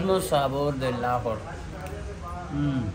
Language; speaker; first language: Spanish; non-native, learner; Urdu